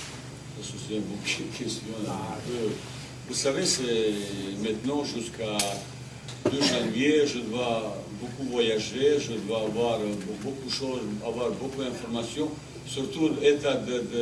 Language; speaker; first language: French; non-native, learner; Bosnian